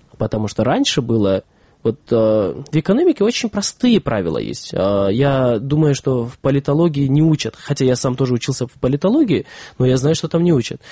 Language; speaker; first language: Russian; non-native, local second language; Kyrgyz